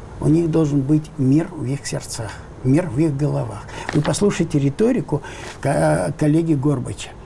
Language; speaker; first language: Russian; non-native, local second language; Ukrainian